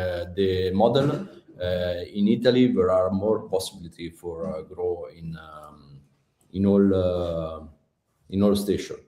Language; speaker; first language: English; non-native, learner; Italian